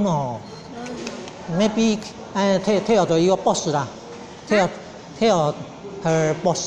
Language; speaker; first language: English; non-native, learner; Chinese